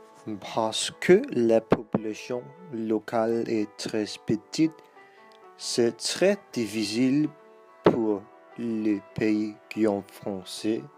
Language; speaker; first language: French; non-native, learner; Danish